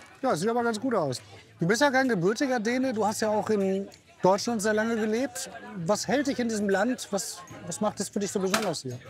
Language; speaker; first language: German; native; German